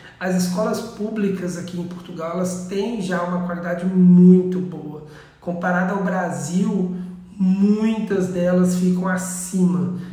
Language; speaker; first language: Portuguese; native; Portuguese